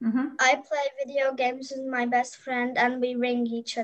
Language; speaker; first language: English; non-native, learner; Croatian